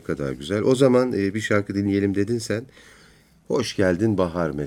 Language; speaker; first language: Turkish; native; Turkish